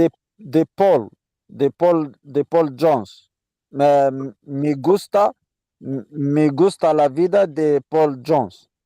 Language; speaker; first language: Spanish; non-native, learner; Arabic